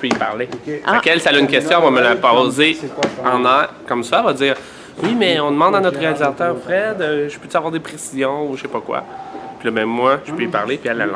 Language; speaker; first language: French; native; French